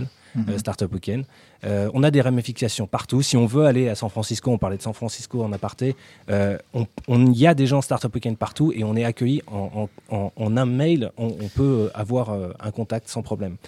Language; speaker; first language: French; native; French